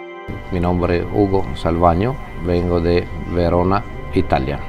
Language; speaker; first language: Spanish; non-native, fluent; Italian